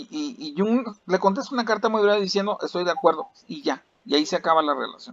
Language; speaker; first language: Spanish; native; Spanish